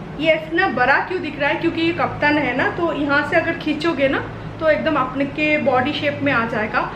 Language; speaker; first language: Hindi; non-native, local second language; Bangla